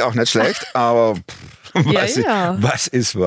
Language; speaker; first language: German; native; German